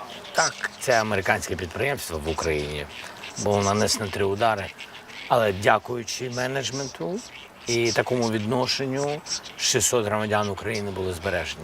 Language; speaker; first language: Ukrainian; non-native, local second language; Russian